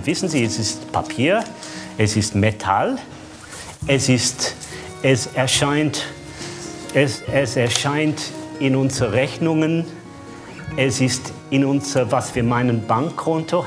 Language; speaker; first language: German; non-native, fluent; English